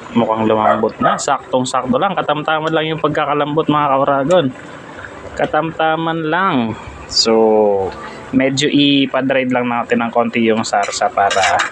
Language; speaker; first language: Filipino; native; Filipino